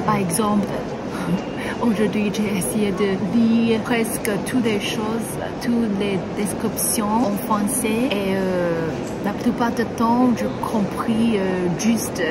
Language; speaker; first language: French; non-native, learner; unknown